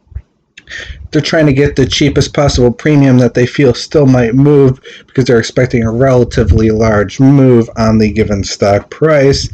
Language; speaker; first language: English; native; English